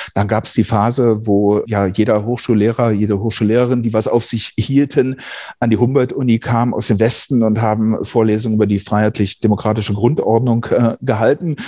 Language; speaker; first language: German; native; German